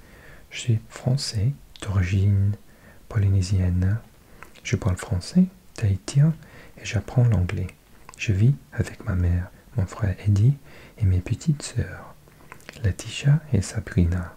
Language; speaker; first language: French; non-native, learner; English